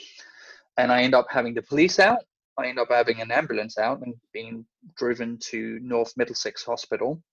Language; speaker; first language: English; non-native, fluent; Danish